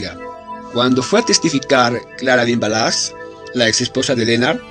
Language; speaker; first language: Spanish; native; Spanish